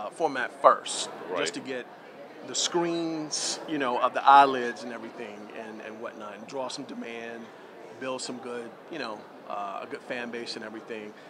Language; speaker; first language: English; native; English